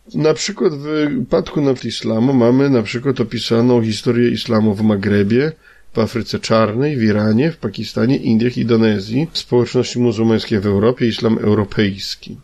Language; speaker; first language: Polish; native; Polish